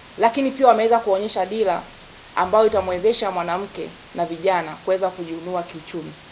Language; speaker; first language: Swahili; native; Swahili